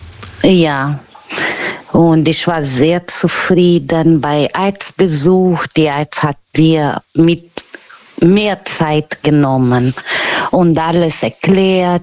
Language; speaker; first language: German; non-native, fluent; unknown